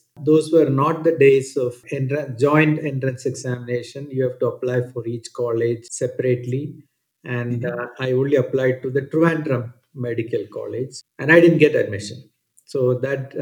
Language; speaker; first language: English; non-native, local second language; Malayalam